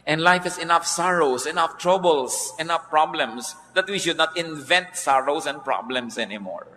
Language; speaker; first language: English; non-native, local second language; Filipino